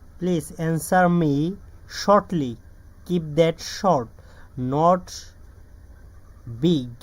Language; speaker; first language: English; non-native, learner; Bangla